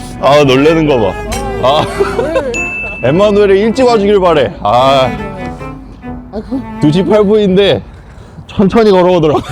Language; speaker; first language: Korean; native; Korean